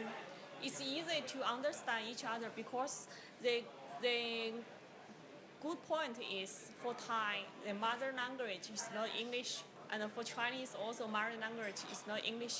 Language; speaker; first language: English; non-native, learner; Chinese